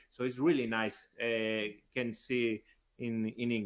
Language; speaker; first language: English; non-native, learner; Spanish